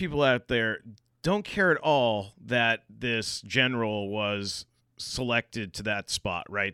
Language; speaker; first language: English; native; English